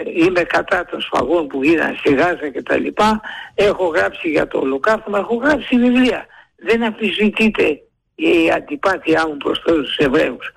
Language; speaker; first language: Greek; native; Greek